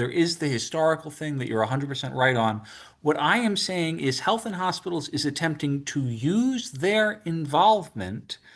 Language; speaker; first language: English; native; English